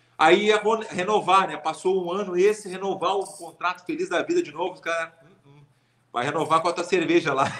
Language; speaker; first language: Portuguese; native; Portuguese